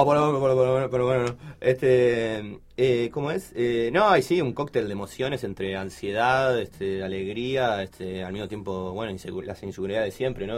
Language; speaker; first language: Spanish; native; Spanish